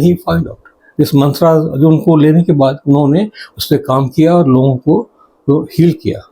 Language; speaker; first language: Hindi; native; Hindi